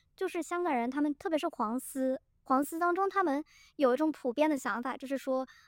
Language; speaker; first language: Chinese; native; Chinese